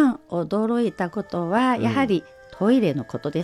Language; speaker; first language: Japanese; non-native, fluent; Chinese